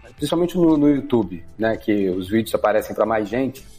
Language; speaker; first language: Portuguese; native; Portuguese